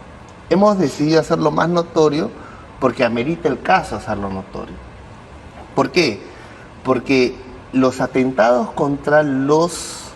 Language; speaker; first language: Spanish; native; Spanish